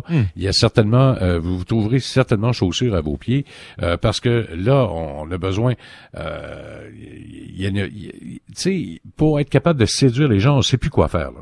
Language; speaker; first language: French; native; French